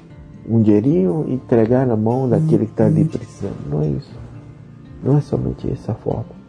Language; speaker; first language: Portuguese; native; Portuguese